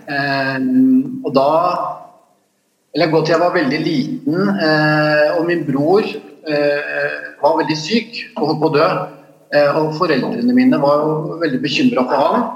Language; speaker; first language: Norwegian; native; Norwegian